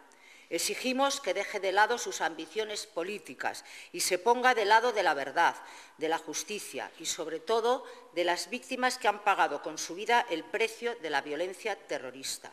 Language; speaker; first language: Spanish; native; Spanish